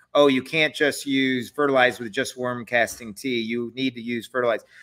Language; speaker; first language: English; native; English